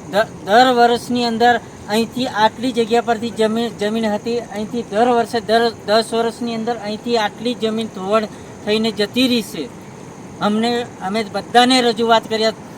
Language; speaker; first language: Gujarati; non-native, local second language; Rathawi